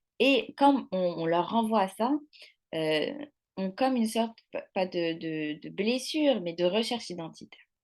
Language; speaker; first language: French; non-native, local second language; Arabic